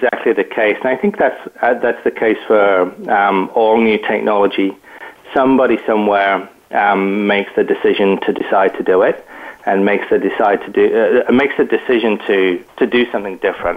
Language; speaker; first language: English; native; English